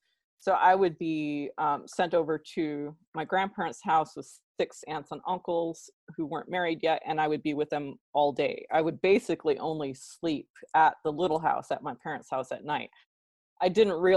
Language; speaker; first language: English; early bilingual, other home language; Pennsylvania German